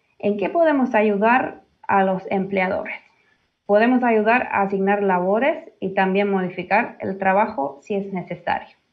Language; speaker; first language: Spanish; early bilingual, heritage; Finnish